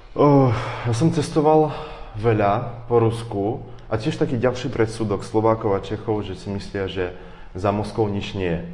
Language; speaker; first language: Slovak; non-native, fluent; Russian